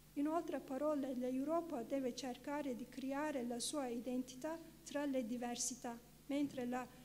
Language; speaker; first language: Italian; non-native, fluent; Kurdish